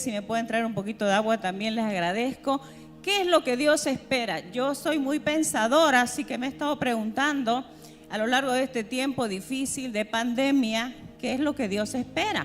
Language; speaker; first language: Spanish; native; Spanish